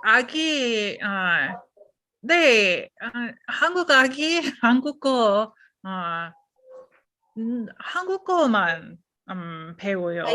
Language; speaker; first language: Korean; non-native, learner; English